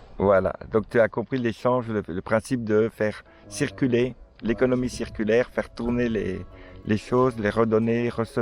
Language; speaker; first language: French; native; French